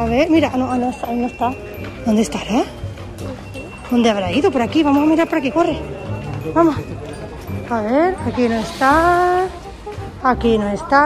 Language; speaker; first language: Spanish; native; Spanish